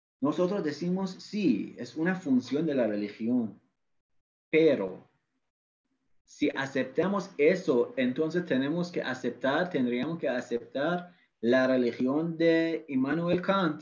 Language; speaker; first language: Spanish; non-native, fluent; Persian